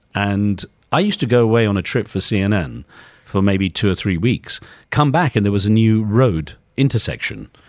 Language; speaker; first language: English; native; English